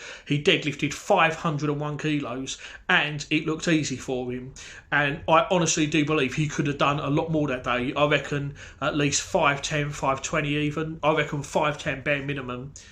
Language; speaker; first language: English; native; English